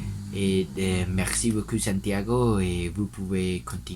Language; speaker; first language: French; non-native, learner; Spanish